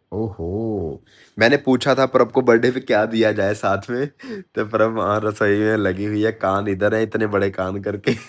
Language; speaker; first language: Hindi; native; Hindi